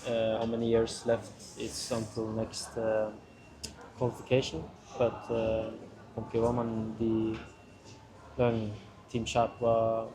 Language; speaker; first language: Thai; early bilingual, heritage; Thai